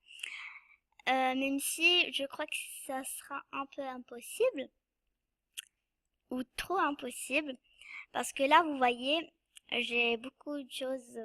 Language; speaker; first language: French; non-native, local second language; Arabic